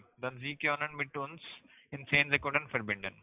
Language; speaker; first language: German; non-native, learner; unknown